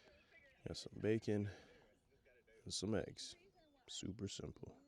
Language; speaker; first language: English; native; English